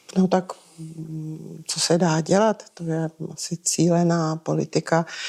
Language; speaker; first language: Czech; non-native, fluent; Russian